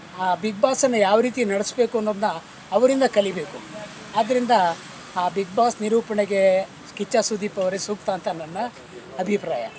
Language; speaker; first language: Kannada; native; Kannada